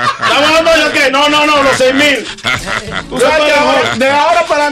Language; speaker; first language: Spanish; native; Spanish